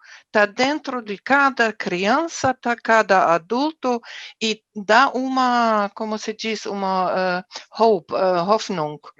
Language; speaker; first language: Portuguese; non-native, fluent; German